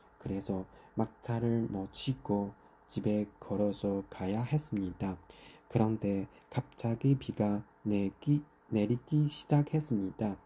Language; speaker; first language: Korean; non-native, learner; Chinese